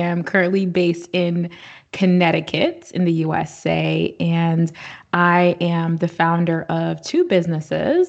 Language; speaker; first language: English; native; English